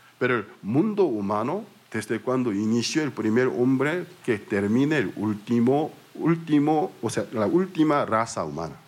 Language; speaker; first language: Spanish; non-native, fluent; Korean